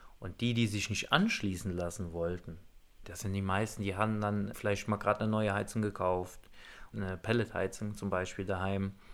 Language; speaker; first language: German; native; German